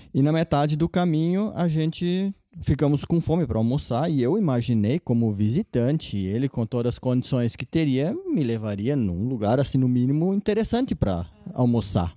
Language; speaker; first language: Portuguese; non-native, local second language; German